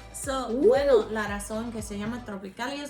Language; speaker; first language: Spanish; non-native, fluent; English